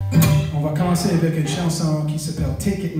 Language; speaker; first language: French; non-native, fluent; English